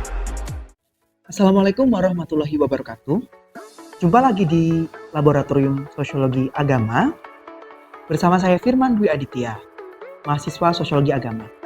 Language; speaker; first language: Indonesian; native; Indonesian